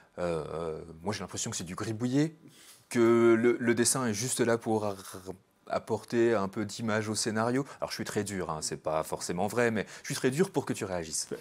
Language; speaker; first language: French; native; French